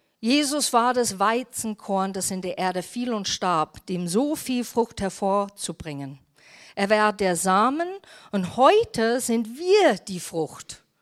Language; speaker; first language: German; non-native, fluent; English